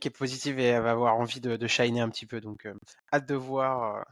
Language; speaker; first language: French; native; French